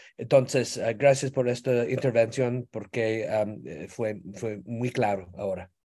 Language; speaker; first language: Spanish; non-native, fluent; English